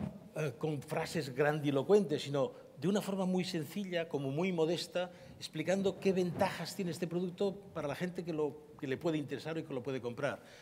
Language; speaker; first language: Spanish; native; Spanish